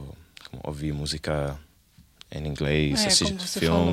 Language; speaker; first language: Portuguese; non-native, learner; English